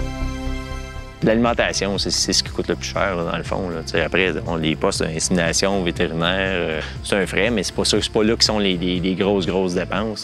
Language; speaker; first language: French; native; French